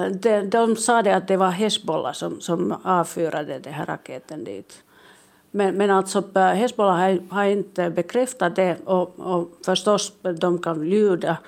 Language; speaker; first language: Swedish; non-native, local second language; Finnish